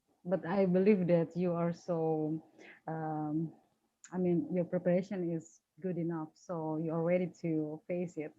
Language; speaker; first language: English; non-native, fluent; Indonesian